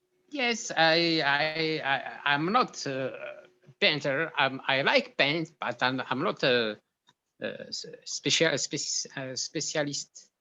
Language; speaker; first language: English; non-native, local second language; Arabic